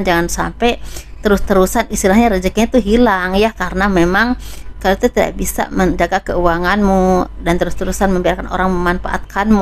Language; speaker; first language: Indonesian; native; Indonesian